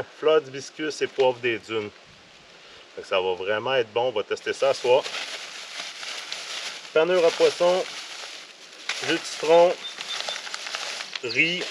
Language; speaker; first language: French; native; French